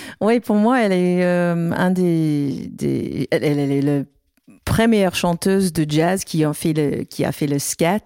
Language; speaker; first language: French; non-native, learner; English